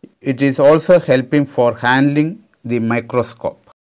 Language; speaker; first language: English; non-native, local second language; Malayalam